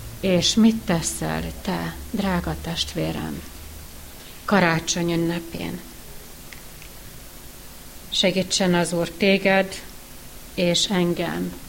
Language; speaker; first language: Hungarian; native; Hungarian